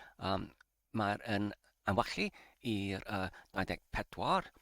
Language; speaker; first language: Welsh; non-native, learner; English